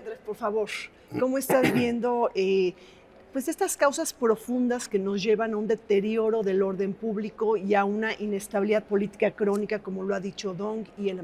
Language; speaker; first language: Spanish; native; Spanish